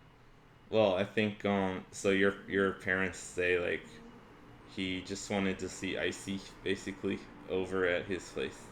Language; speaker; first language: English; native; English